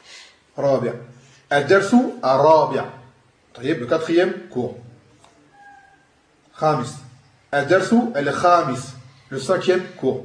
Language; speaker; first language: Arabic; non-native, fluent; French